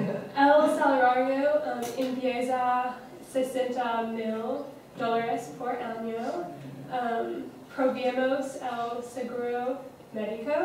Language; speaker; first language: Spanish; non-native, learner; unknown